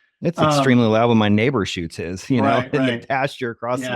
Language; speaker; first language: English; native; English